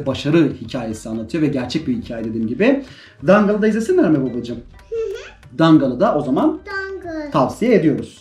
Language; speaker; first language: Turkish; native; Turkish